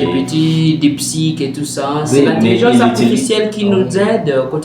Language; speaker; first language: French; non-native, learner; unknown